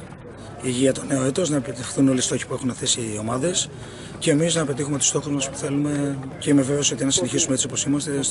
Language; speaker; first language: Greek; native; Greek